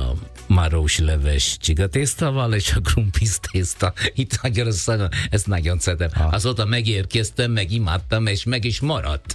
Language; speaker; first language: Hungarian; non-native, fluent; Italian